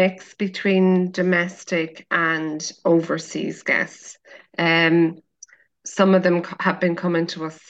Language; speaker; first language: English; native; English